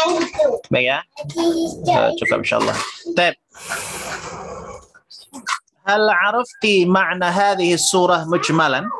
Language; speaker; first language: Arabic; non-native, fluent; Indonesian